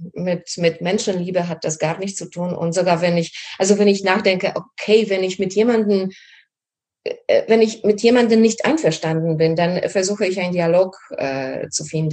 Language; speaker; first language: German; non-native, fluent; Polish